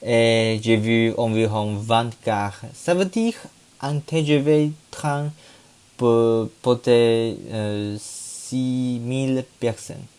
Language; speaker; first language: French; non-native, learner; Chinese